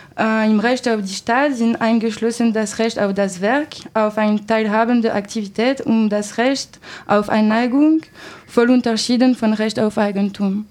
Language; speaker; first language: German; non-native, learner; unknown